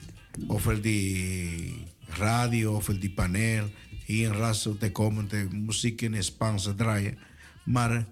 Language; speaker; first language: Dutch; non-native, learner; Spanish